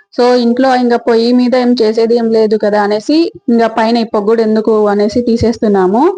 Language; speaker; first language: Telugu; native; Telugu